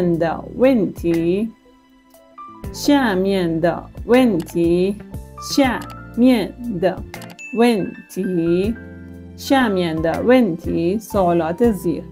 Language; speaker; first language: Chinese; non-native, fluent; Persian